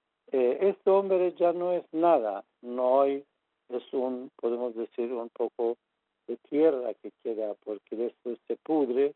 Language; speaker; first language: Spanish; non-native, fluent; Persian